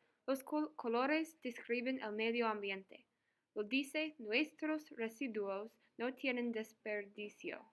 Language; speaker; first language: Spanish; non-native, learner; English